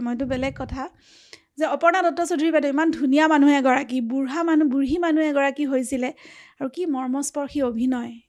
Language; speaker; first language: Assamese; native; Assamese